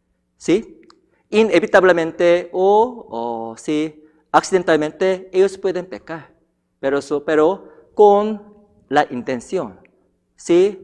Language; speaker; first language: Spanish; non-native, fluent; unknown